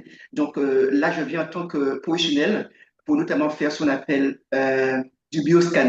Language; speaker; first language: French; native; French